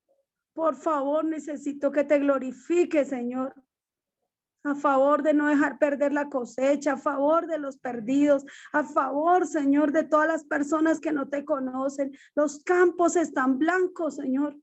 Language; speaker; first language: Spanish; native; Spanish